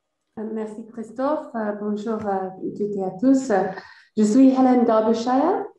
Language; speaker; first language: French; non-native, fluent; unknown